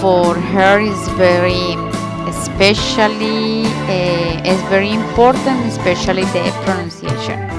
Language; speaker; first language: English; non-native, learner; Spanish